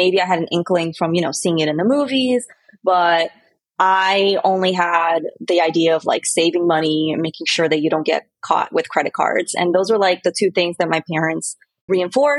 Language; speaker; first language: English; native; English